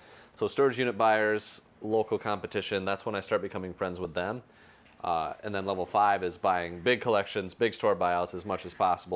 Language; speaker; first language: English; native; English